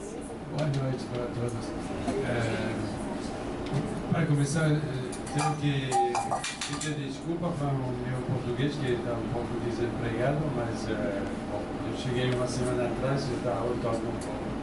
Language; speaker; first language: Portuguese; non-native, fluent; French